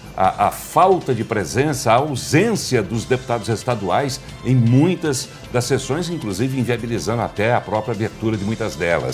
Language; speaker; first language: Portuguese; native; Portuguese